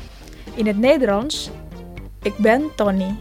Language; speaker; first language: Dutch; non-native, fluent; Indonesian